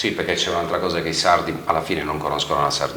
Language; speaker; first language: Italian; native; Italian